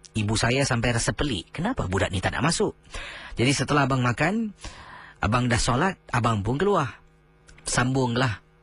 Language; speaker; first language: Malay; native; Malay